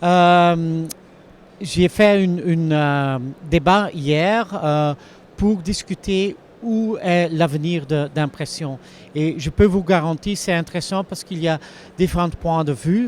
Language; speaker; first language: French; non-native, local second language; Dutch